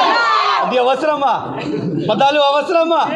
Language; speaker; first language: Telugu; non-native, local second language; Hindi